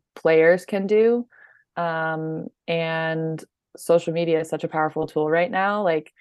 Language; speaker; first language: English; native; English